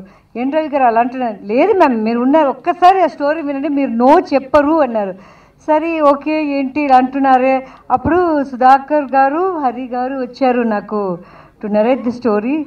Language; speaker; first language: Telugu; non-native, fluent; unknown